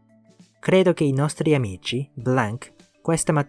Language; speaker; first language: Italian; non-native, learner; Japanese